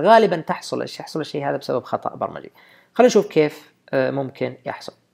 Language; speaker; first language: Arabic; native; Arabic